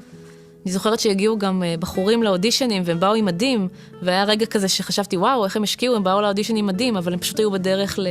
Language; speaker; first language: Hebrew; native; Hebrew